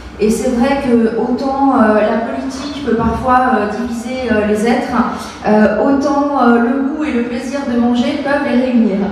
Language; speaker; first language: French; native; French